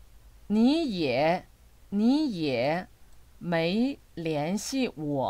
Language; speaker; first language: Chinese; non-native, fluent; Korean